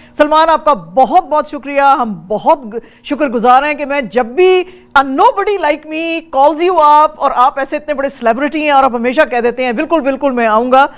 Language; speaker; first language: Urdu; native; Urdu